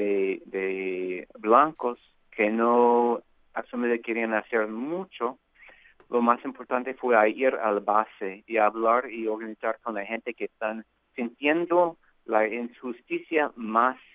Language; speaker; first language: Spanish; non-native, fluent; English